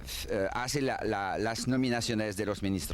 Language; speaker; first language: Spanish; non-native, learner; French